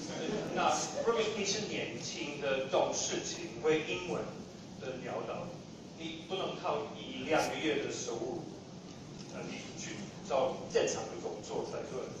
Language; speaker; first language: Chinese; non-native, fluent; English